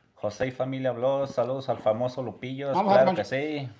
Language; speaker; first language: Spanish; native; Spanish